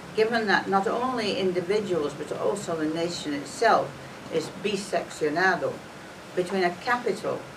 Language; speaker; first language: English; native; English